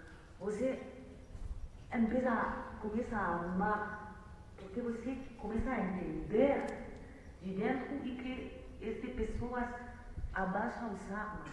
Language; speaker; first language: Portuguese; non-native, learner; French